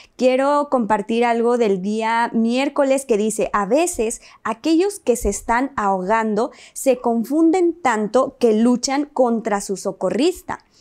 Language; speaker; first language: Spanish; native; Spanish